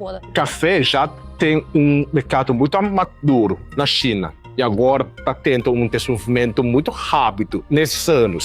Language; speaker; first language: Portuguese; non-native, fluent; Chinese